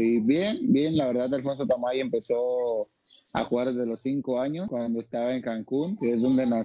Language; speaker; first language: Spanish; native; Spanish